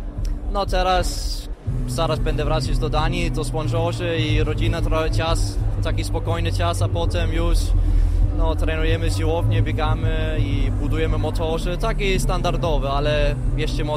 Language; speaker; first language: Polish; non-native, learner; Danish